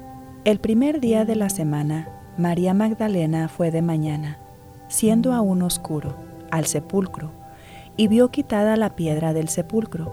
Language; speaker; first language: Spanish; native; Spanish